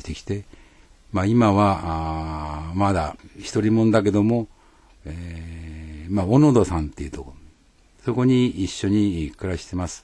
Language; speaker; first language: Japanese; native; Japanese